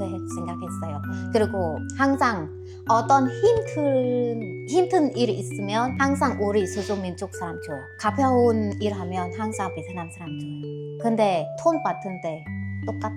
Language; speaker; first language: Korean; non-native, learner; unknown